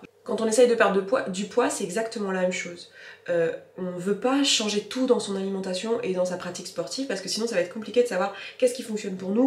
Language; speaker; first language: French; native; French